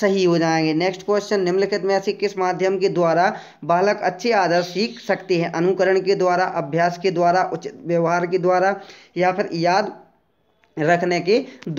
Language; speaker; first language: Hindi; native; Hindi